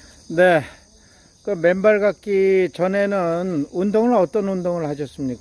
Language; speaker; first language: Korean; native; Korean